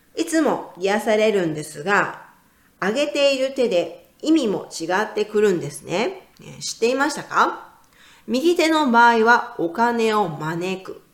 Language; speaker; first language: Japanese; native; Japanese